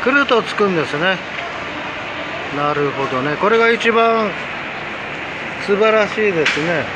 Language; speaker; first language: Japanese; native; Japanese